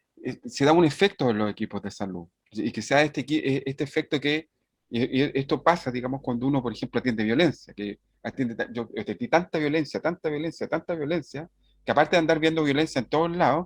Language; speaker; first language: Spanish; native; Spanish